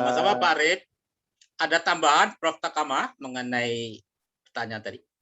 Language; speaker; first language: Indonesian; native; Indonesian